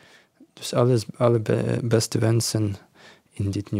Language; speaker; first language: Dutch; non-native, learner; Ukrainian